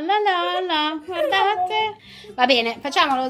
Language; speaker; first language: Italian; native; Italian